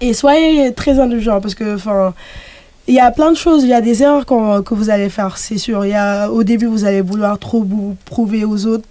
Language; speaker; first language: French; non-native, local second language; Wolof